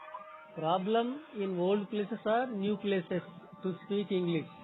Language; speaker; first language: English; non-native, local second language; Telugu